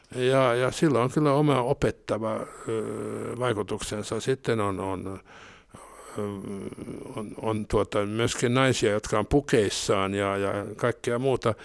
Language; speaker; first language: Finnish; non-native, local second language; Swedish